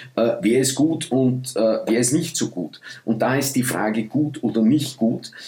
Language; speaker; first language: German; early bilingual, other home language; Dutch